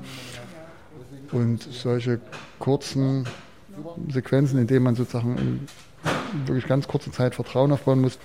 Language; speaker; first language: German; native; German